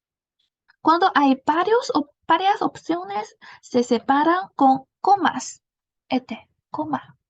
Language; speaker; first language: Spanish; non-native, fluent; Chinese